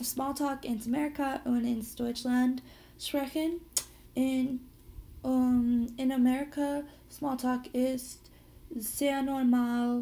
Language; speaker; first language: German; non-native, learner; English